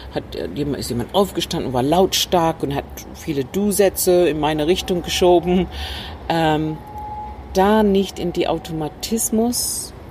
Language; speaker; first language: German; non-native, fluent; English